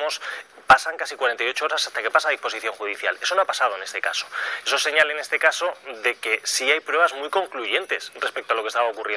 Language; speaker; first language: Spanish; native; Spanish